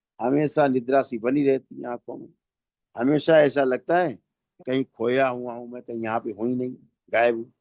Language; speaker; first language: Hindi; native; Hindi